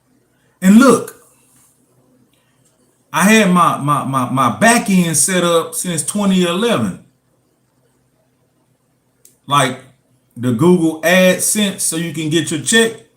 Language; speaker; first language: English; native; English